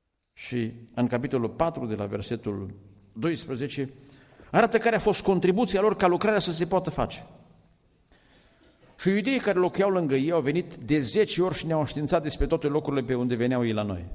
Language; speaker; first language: Romanian; native; Romanian